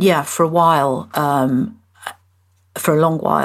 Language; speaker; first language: English; native; English